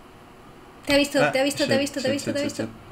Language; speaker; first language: Spanish; native; Spanish